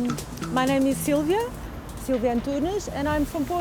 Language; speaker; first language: English; non-native, fluent; Portuguese